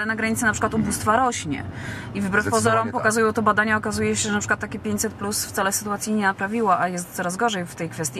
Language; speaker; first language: Polish; native; Polish